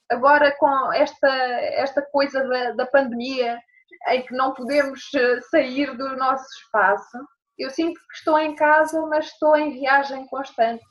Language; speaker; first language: Portuguese; native; Portuguese